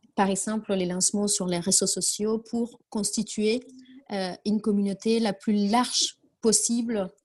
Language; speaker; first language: French; non-native, fluent; Spanish